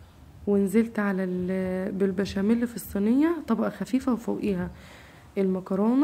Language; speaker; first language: Arabic; native; Arabic